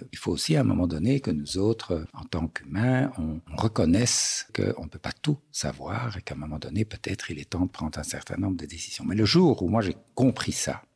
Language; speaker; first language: French; native; French